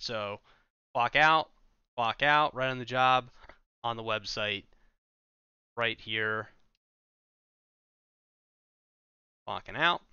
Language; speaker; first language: English; native; English